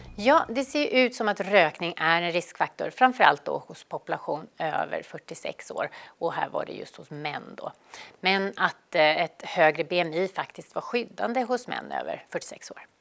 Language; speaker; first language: Swedish; native; Swedish